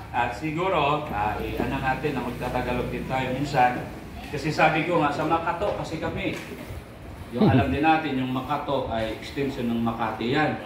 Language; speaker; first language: Filipino; non-native, local second language; Aklanon